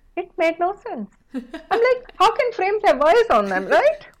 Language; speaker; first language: English; non-native, local second language; Kannada